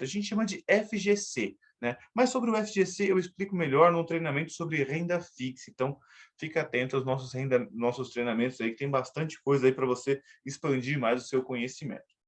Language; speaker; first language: Portuguese; native; Portuguese